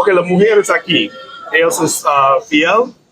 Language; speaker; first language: Spanish; non-native, learner; English